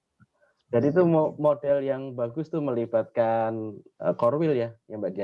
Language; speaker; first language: Indonesian; native; Indonesian